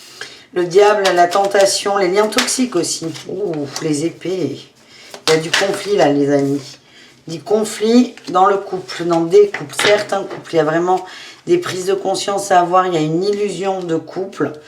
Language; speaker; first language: French; native; French